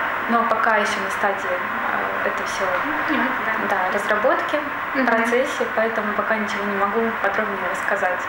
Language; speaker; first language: Russian; native; Russian